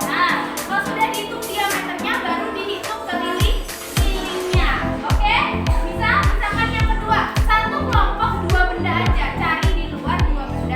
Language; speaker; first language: Indonesian; native; Indonesian